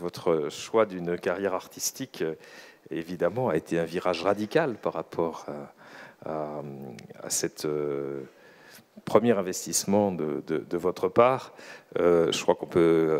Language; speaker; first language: French; native; French